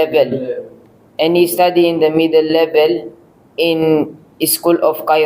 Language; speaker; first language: English; non-native, learner; Filipino